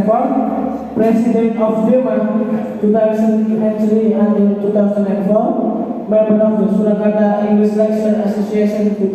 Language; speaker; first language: English; non-native, learner; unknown